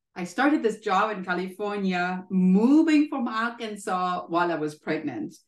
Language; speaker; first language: English; non-native, fluent; German